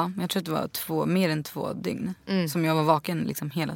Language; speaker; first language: Swedish; native; Swedish